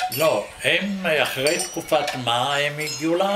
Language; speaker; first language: Hebrew; non-native, fluent; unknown